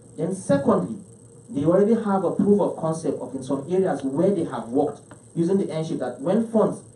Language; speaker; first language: English; non-native, local second language; Hausa